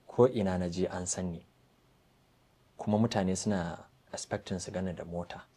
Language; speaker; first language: Hausa; non-native, local second language; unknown